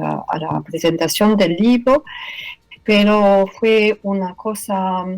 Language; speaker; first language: Spanish; non-native, fluent; French